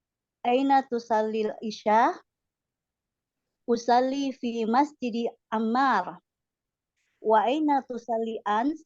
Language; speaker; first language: Arabic; non-native, learner; Indonesian